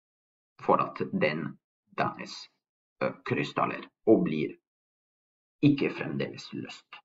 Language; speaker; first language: Norwegian; non-native, fluent; French